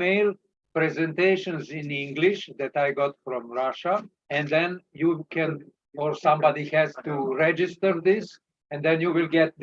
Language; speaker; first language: English; non-native, learner; Serbian